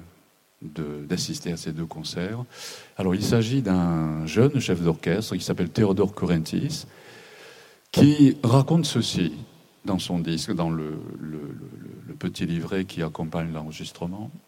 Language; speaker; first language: French; non-native, fluent; Japanese